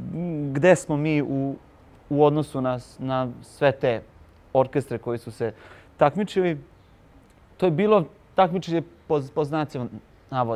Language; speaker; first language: Serbian; native; Serbian